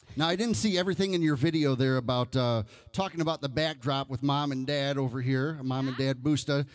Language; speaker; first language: English; native; English